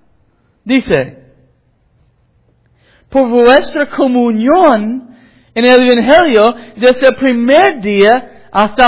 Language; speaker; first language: Spanish; non-native, learner; English